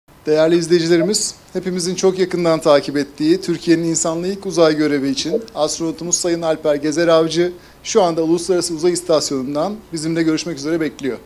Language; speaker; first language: Turkish; native; Turkish